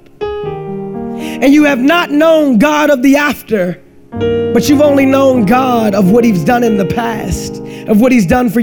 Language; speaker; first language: English; native; English